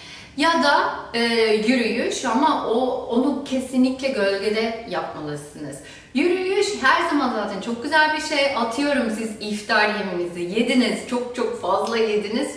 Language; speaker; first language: Turkish; non-native, fluent; German